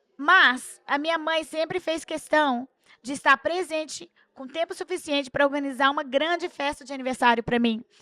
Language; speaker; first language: Portuguese; early bilingual, heritage; Portuguese